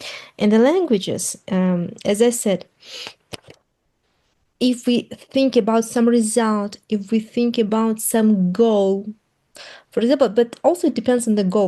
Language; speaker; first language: English; non-native, fluent; Russian